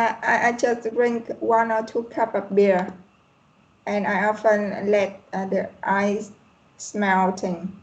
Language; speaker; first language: English; non-native, learner; Vietnamese